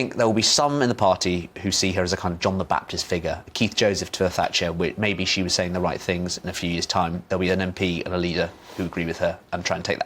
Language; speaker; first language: English; native; English